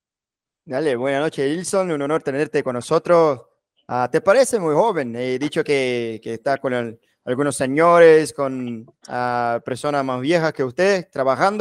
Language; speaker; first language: Spanish; non-native, learner; Portuguese